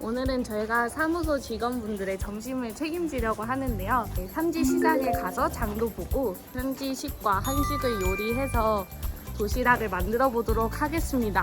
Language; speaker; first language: Korean; native; Korean